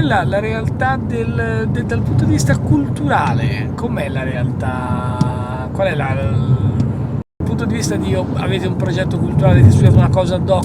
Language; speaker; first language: Italian; native; Italian